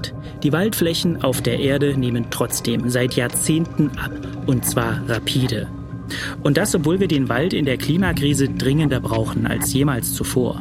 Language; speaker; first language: German; native; German